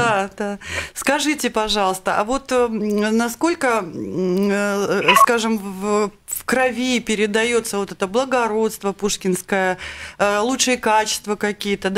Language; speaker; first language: Russian; native; Russian